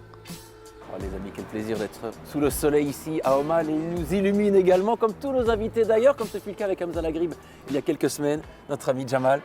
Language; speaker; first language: French; native; French